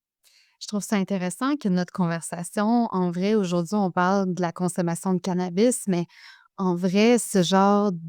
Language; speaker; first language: French; native; French